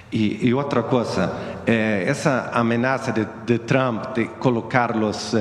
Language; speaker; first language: Spanish; non-native, learner; Swedish